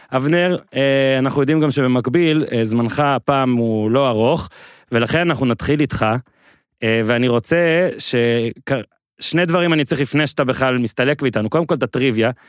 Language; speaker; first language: Hebrew; native; Hebrew